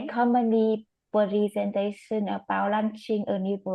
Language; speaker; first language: English; non-native, learner; Vietnamese